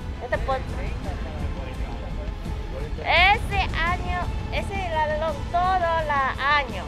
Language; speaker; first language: Spanish; non-native, learner; Chinese